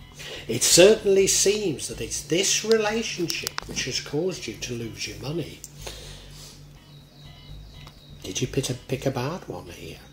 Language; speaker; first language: English; native; English